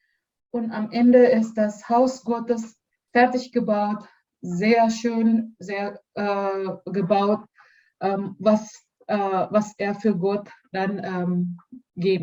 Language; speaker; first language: German; non-native, learner; Indonesian